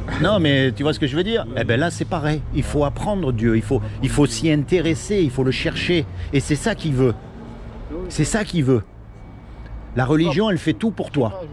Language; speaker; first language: French; native; French